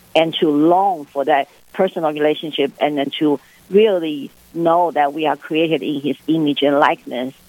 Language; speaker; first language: English; non-native, fluent; Chinese